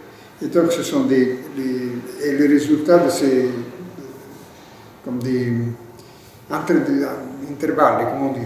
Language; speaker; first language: French; non-native, fluent; Italian